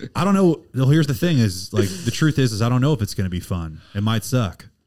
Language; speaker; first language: English; native; English